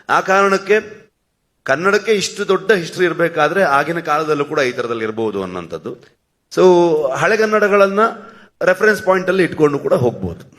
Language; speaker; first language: Kannada; native; Kannada